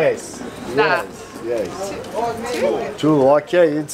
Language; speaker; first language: English; non-native, learner; Russian